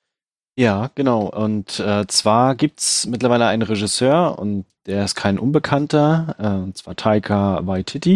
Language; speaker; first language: German; native; German